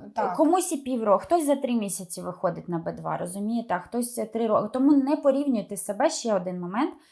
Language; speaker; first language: Ukrainian; non-native, local second language; Russian